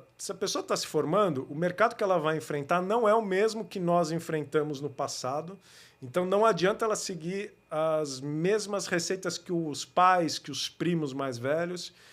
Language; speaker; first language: Portuguese; native; Portuguese